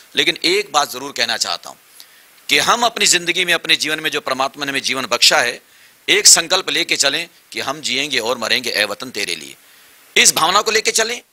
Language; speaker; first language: Hindi; native; Hindi